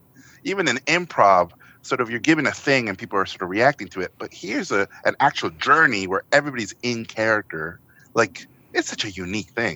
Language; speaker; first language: English; non-native, fluent; Spanish